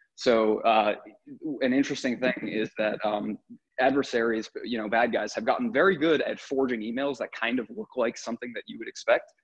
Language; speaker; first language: English; native; English